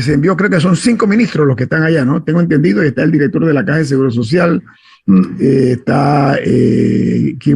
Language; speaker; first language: Spanish; native; Spanish